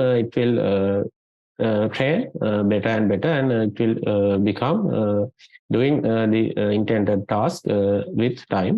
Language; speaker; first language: English; non-native, local second language; Sinhala